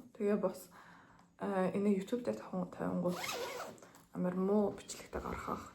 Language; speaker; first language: Mongolian; early bilingual, heritage; Mongolian